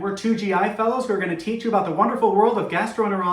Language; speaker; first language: English; native; English